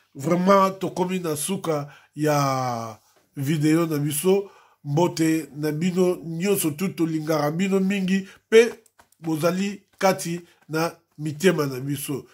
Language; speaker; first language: Lingala; non-native, local second language; Kongo